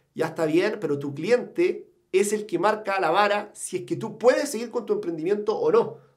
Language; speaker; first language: Spanish; native; Spanish